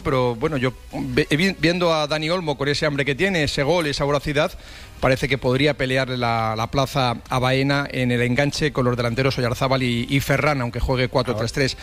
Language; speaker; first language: Spanish; native; Spanish